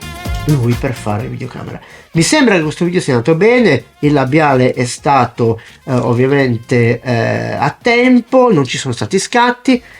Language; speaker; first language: Italian; native; Italian